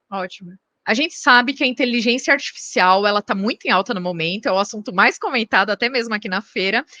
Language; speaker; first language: Portuguese; native; Portuguese